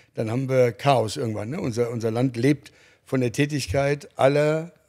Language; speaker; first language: German; early bilingual, other home language; English